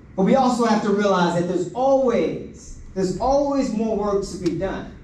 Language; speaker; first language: English; native; English